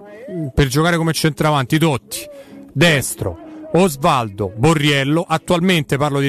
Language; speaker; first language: Italian; native; Italian